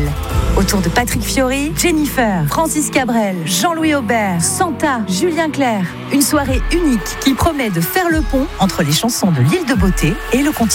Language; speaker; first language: French; native; French